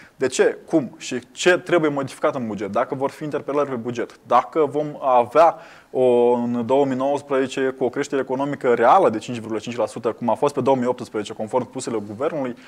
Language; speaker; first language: Romanian; native; Romanian